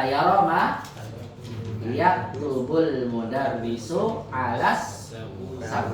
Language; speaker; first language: Arabic; non-native, fluent; Indonesian